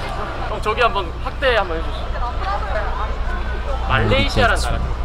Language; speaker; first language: Korean; native; Korean